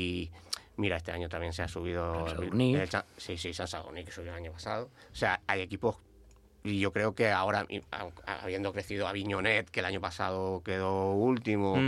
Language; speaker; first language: Spanish; native; Spanish